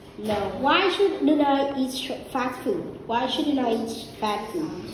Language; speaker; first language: English; non-native, fluent; Vietnamese